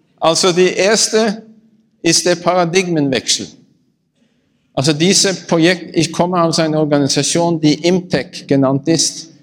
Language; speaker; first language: German; non-native, learner; Norwegian